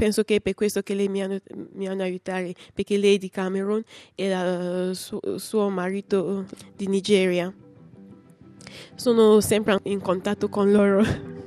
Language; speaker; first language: Italian; non-native, learner; English